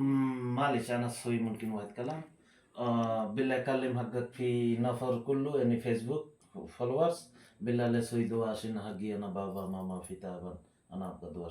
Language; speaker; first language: Arabic; non-native, learner; Bangla